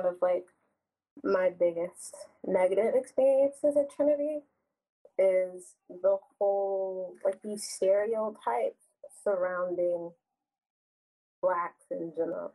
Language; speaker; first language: English; native; English